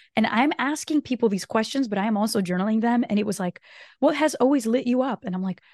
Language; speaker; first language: English; non-native, fluent; Portuguese